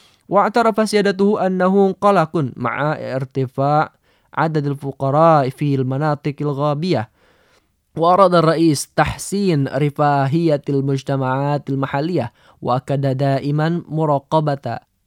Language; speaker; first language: Arabic; non-native, fluent; Indonesian